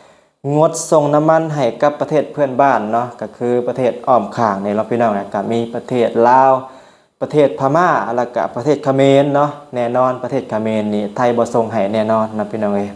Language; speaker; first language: Thai; non-native, local second language; Northeastern Thai